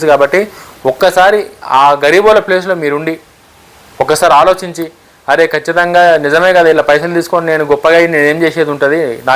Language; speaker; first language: Telugu; native; Telugu